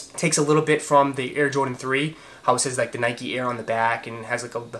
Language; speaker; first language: English; native; English